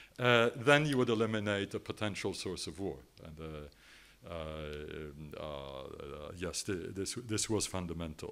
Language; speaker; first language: English; non-native, fluent; French